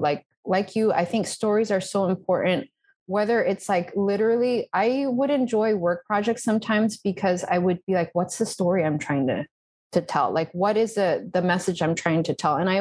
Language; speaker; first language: English; native; English